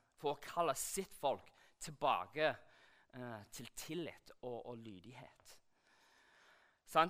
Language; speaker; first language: Norwegian; non-native, fluent; English